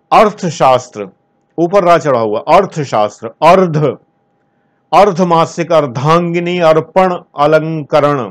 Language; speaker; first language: Hindi; native; Hindi